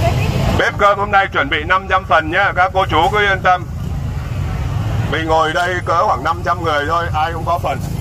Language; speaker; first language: Vietnamese; native; Vietnamese